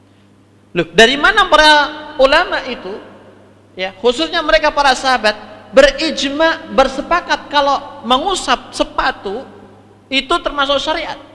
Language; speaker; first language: Indonesian; native; Indonesian